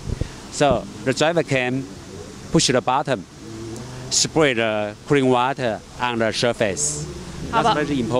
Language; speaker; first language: English; non-native, learner; Chinese